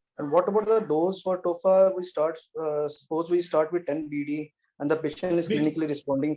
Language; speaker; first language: English; non-native, local second language; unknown